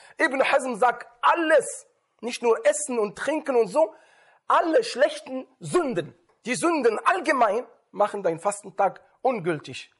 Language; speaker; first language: German; non-native, fluent; Arabic